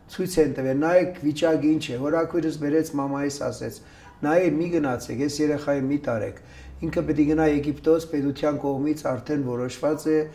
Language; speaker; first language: Armenian; early bilingual, other home language; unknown